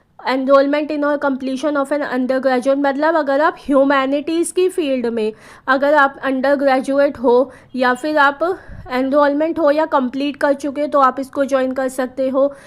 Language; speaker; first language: Hindi; native; Hindi